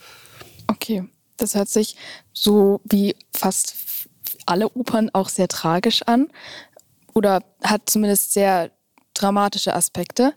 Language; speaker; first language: German; native; German